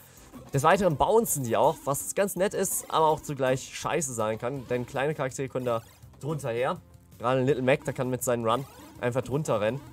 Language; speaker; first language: German; native; German